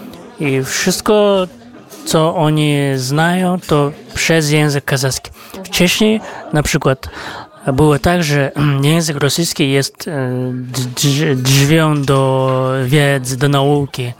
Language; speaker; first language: Polish; non-native, fluent; Kazakh